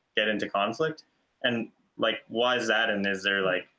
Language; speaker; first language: English; native; English